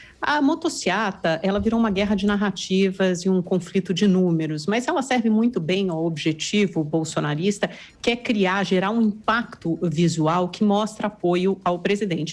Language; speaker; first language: Portuguese; native; Portuguese